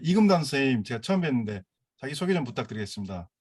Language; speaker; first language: Korean; native; Korean